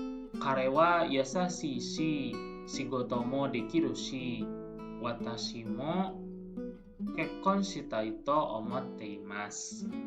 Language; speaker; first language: Japanese; non-native, learner; Indonesian